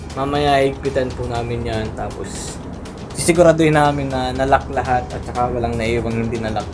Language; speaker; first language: Filipino; native; Filipino